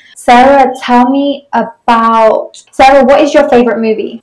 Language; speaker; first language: English; native; English